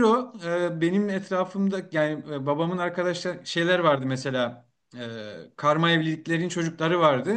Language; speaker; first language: Turkish; native; Turkish